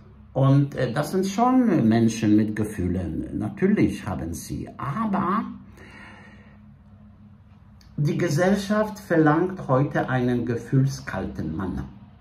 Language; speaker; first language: German; non-native, fluent; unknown